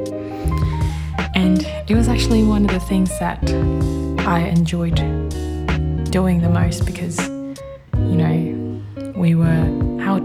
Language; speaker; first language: English; non-native, local second language; Filipino